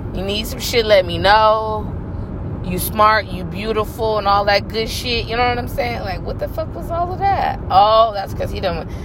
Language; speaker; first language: English; native; English